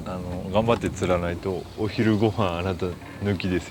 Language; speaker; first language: Japanese; native; Japanese